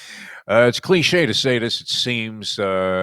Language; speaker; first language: English; native; English